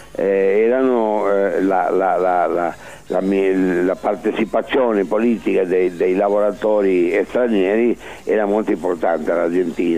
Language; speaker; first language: Italian; early bilingual, heritage; Spanish